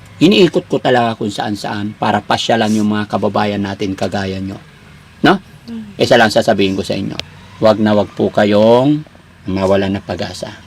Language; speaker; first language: Filipino; native; Filipino